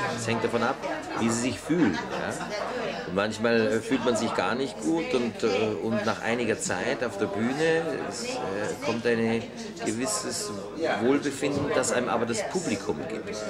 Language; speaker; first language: German; native; German